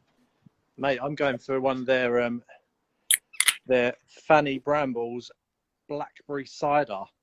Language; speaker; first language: English; native; English